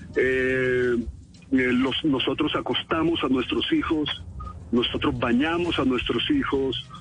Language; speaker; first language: Spanish; native; Spanish